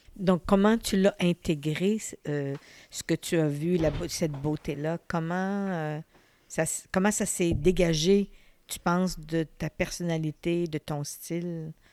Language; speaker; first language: French; native; French